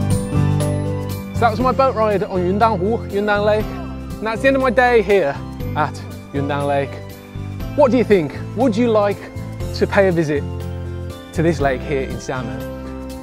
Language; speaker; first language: English; native; English